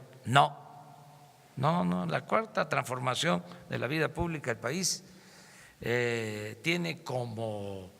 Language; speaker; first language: Spanish; native; Spanish